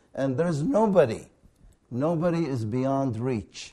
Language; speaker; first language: English; non-native, fluent; Arabic